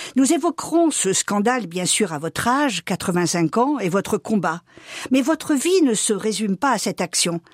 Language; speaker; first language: French; native; French